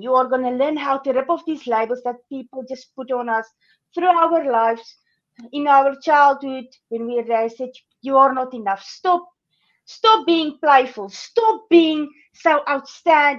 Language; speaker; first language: English; non-native, local second language; Afrikaans